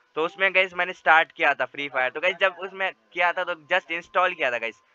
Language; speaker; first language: Hindi; non-native, local second language; Marathi